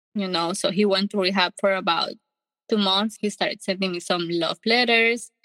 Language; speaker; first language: English; non-native, fluent; Spanish